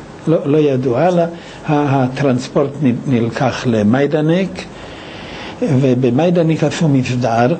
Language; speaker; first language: Hebrew; non-native, fluent; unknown